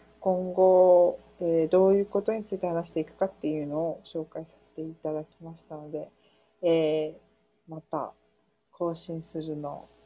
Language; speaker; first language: Japanese; early bilingual, heritage; Japanese